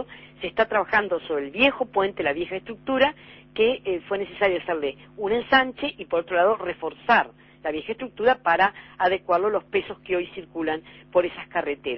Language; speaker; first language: Spanish; native; Spanish